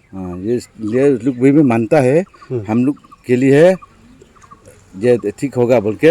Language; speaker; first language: Hindi; non-native, local second language; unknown